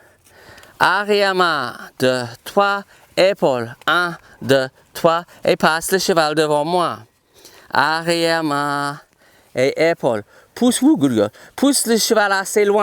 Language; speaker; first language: French; non-native, fluent; English